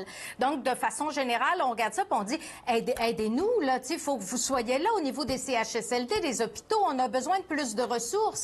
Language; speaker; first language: French; native; French